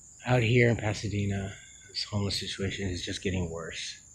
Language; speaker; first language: English; native; English